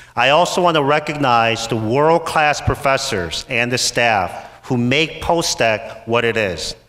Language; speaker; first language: English; native; English